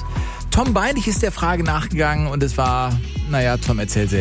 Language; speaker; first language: German; native; German